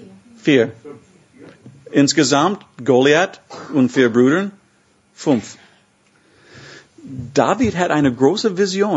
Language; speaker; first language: German; non-native, fluent; English